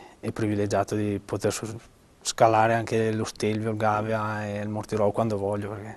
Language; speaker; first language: Italian; native; Italian